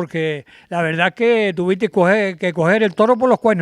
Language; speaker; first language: Spanish; native; Spanish